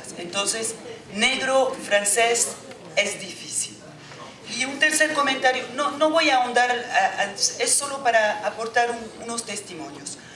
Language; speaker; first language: Spanish; non-native, fluent; French